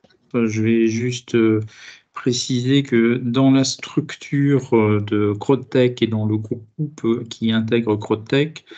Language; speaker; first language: French; native; French